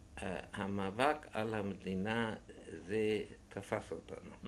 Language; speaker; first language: Hebrew; non-native, fluent; German